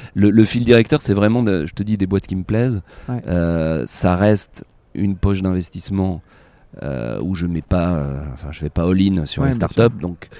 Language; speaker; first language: French; native; French